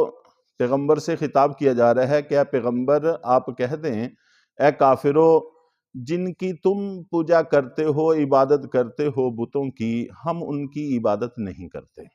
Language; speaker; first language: Urdu; native; Urdu